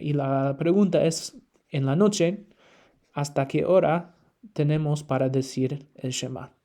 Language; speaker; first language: Spanish; non-native, fluent; English